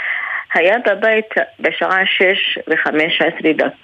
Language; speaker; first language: Hebrew; non-native, local second language; Arabic